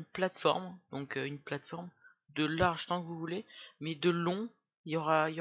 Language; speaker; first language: French; native; French